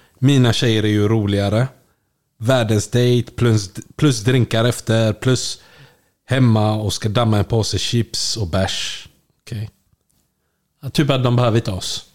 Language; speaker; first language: Swedish; early bilingual, other home language; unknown